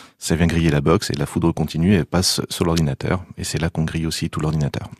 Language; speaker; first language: French; native; French